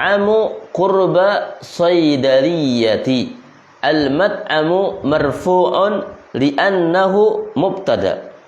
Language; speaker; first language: Arabic; non-native, fluent; Indonesian